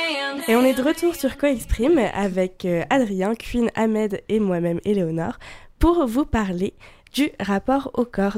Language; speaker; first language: French; native; French